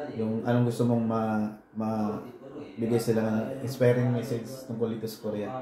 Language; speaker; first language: Filipino; non-native, local second language; Cebuano